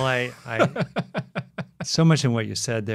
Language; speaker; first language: English; native; English